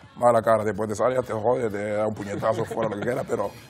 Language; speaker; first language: Spanish; non-native, learner; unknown